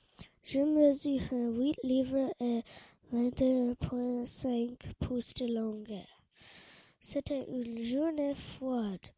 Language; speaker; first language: French; non-native, learner; English